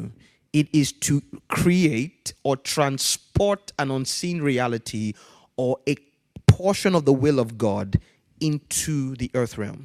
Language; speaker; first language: English; non-native, local second language; Yoruba